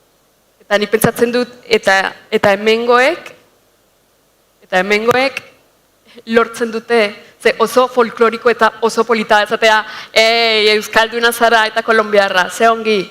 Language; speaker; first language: Basque; non-native, fluent; Spanish